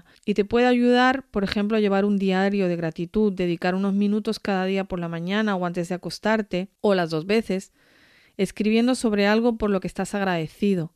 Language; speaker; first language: Spanish; native; Spanish